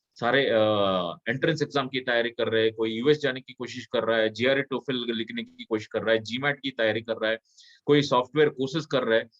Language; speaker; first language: Hindi; non-native, local second language; Kannada